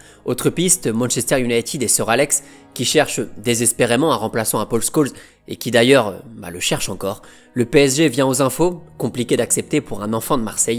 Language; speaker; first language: French; native; French